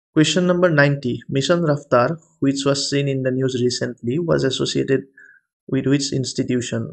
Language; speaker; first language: English; non-native, local second language; Assamese